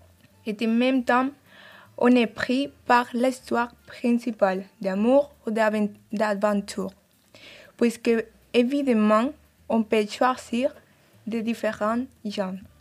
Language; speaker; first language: French; non-native, fluent; Spanish